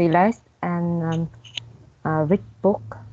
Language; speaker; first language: English; non-native, learner; Vietnamese